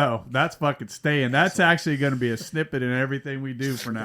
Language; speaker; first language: English; native; English